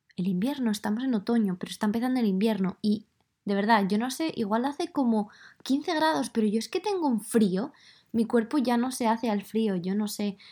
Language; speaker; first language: Spanish; native; Spanish